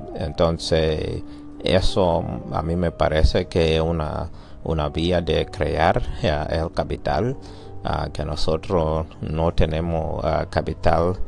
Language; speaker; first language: Spanish; non-native, learner; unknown